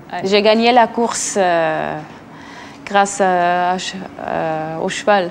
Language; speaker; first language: French; non-native, local second language; Swiss German